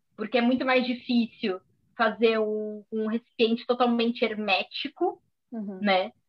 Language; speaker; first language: Portuguese; native; Portuguese